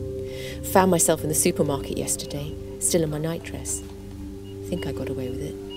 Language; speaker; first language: English; native; English